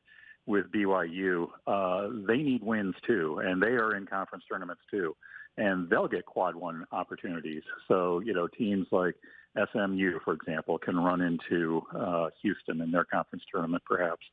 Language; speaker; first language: English; native; English